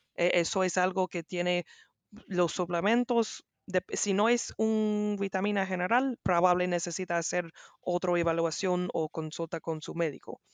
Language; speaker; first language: Spanish; non-native, learner; English